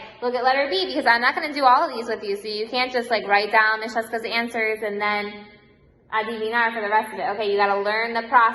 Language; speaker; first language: English; native; English